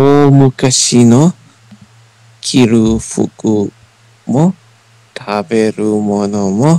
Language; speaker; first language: Japanese; non-native, learner; English